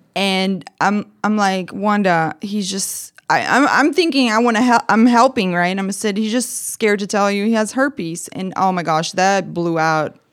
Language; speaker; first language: English; non-native, fluent; Portuguese